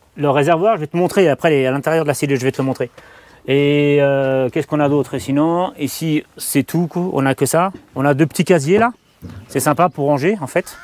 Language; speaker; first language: French; non-native, fluent; Portuguese